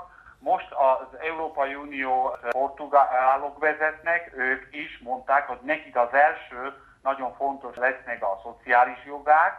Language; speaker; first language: Hungarian; non-native, fluent; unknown